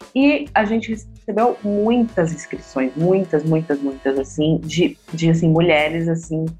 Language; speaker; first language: Portuguese; native; Portuguese